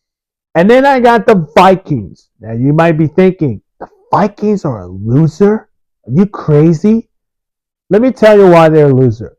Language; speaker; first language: English; early bilingual, other home language; Spanish